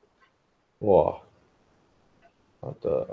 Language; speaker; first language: Chinese; non-native, learner; Indonesian